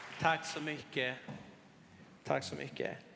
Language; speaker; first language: Swedish; non-native, fluent; Spanish